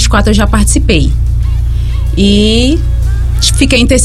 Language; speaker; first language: Portuguese; native; Portuguese